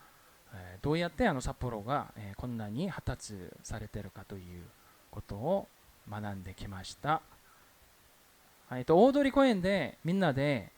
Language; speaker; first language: Japanese; non-native, fluent; Korean